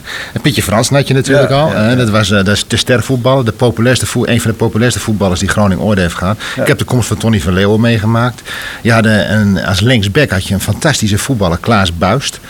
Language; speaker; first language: Dutch; native; Dutch